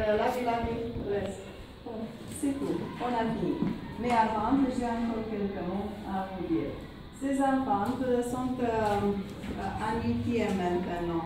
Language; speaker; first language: French; non-native, fluent; Romanian